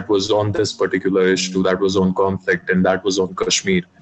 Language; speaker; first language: English; non-native, local second language; Kashmiri